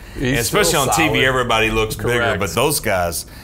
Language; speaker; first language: English; native; English